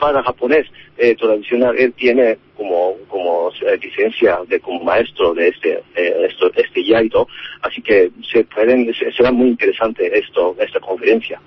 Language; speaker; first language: Spanish; non-native, learner; Japanese